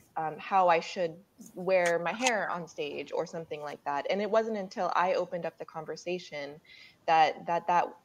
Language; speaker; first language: English; native; English